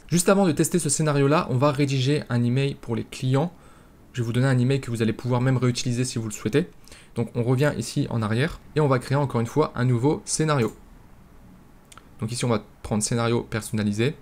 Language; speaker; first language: French; native; French